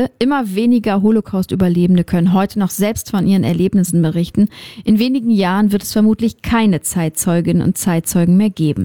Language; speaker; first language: German; native; German